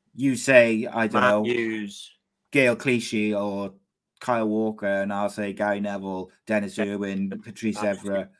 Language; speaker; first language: English; native; English